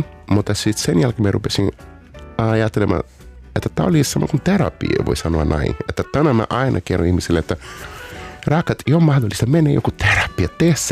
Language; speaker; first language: Finnish; non-native, fluent; Portuguese